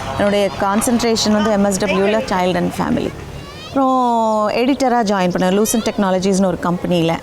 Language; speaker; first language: Tamil; native; Tamil